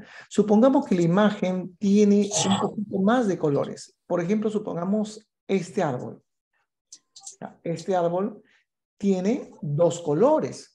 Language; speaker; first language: Spanish; native; Spanish